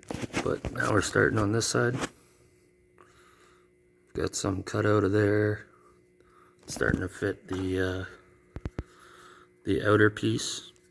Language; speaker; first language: English; native; English